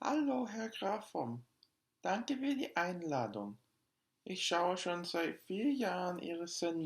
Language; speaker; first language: German; non-native, learner; English